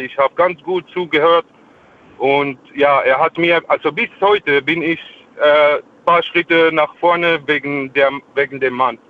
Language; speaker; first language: German; non-native, fluent; Arabic